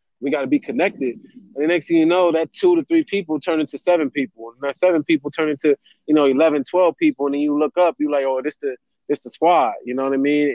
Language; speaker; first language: English; native; English